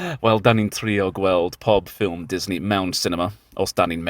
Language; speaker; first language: Welsh; non-native, learner; English